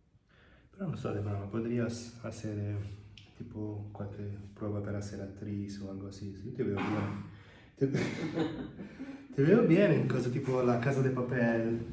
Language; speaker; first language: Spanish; non-native, fluent; Italian